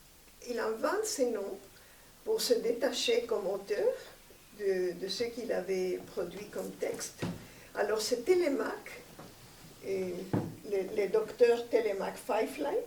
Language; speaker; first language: French; non-native, fluent; Spanish